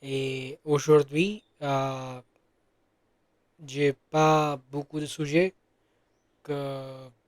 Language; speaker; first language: French; non-native, learner; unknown